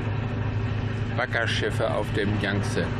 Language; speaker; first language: German; native; German